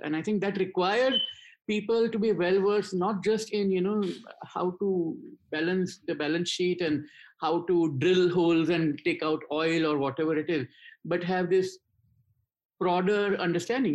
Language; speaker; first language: English; non-native, local second language; Gujarati